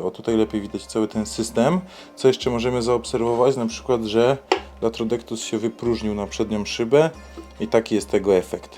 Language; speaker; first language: Polish; native; Polish